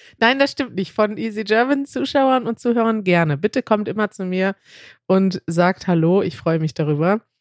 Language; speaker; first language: German; native; German